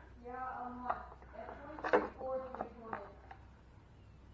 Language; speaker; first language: English; native; English